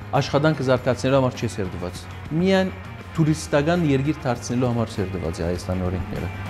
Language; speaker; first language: Armenian; early bilingual, heritage; Armenian